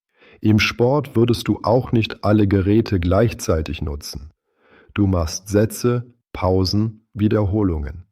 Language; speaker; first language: German; native; German